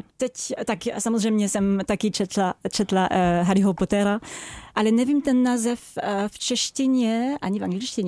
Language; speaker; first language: Czech; non-native, fluent; French